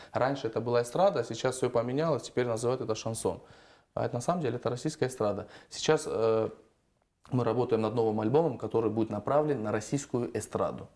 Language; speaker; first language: Russian; non-native, local second language; Armenian